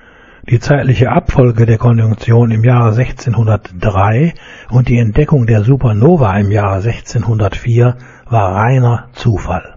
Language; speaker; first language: German; native; German